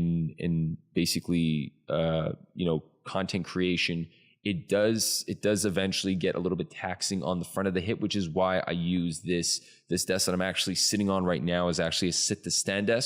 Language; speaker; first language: English; native; English